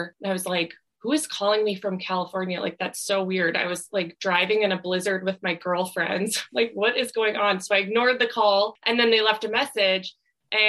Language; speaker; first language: English; native; English